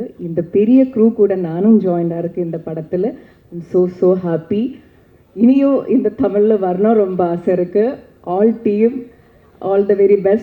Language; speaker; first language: Tamil; non-native, learner; Malayalam